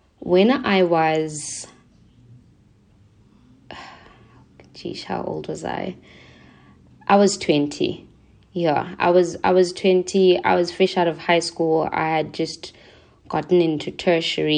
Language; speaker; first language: English; non-native, local second language; Zulu